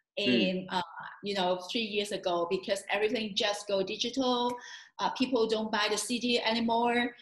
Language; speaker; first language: English; non-native, local second language; Cantonese